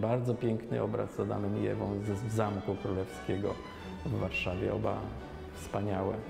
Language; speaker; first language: Polish; native; Polish